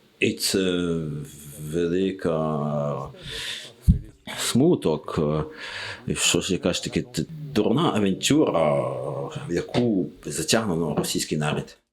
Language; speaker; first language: Ukrainian; non-native, learner; French